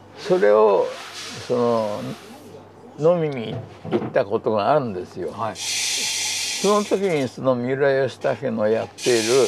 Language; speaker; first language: Japanese; native; Japanese